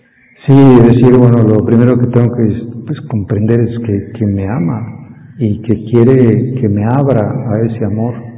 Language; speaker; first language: Spanish; native; Spanish